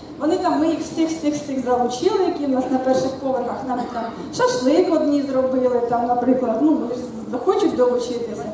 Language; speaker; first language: Ukrainian; non-native, local second language; Russian